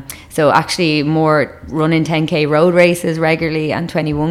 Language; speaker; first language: English; native; English